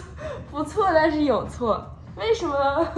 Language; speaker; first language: Chinese; early bilingual, heritage; Chinese